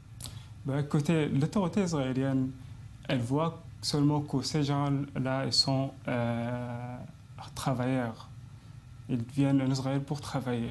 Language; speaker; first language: French; non-native, fluent; Arabic